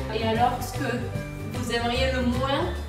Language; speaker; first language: French; native; French